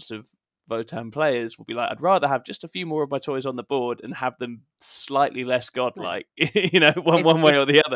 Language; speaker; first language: English; native; English